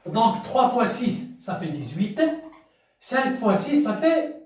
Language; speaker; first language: French; non-native, local second language; Arabic